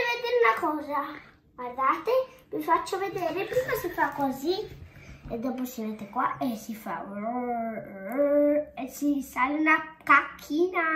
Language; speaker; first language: Italian; early bilingual, heritage; Italian